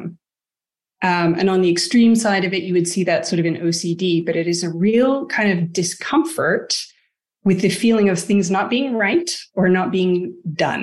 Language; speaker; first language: English; native; English